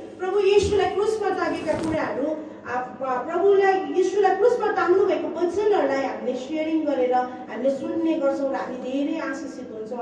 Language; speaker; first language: Nepali; native; Nepali